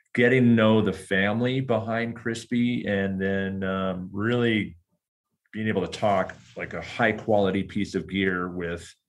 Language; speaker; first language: English; native; English